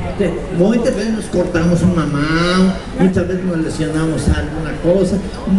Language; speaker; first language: Portuguese; non-native, learner; Spanish